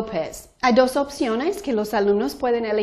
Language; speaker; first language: Spanish; non-native, fluent; English